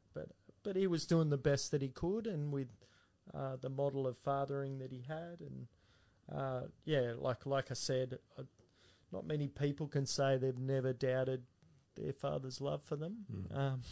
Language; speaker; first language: English; native; English